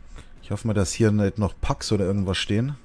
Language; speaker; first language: German; native; German